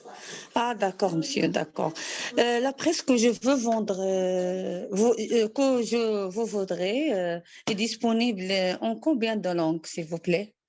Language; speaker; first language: French; non-native, learner; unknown